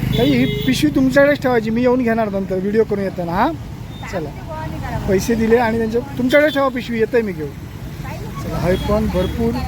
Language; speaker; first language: Marathi; native; Marathi